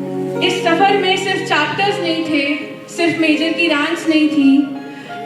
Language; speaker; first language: Hindi; native; Hindi